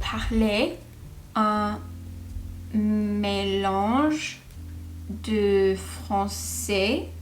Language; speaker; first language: French; non-native, learner; English